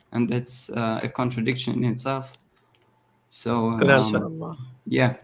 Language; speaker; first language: English; non-native, fluent; German